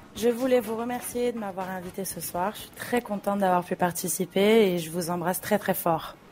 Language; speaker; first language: Spanish; non-native, fluent; French